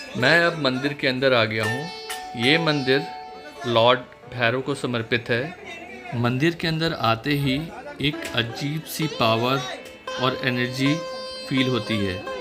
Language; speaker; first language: Hindi; native; Hindi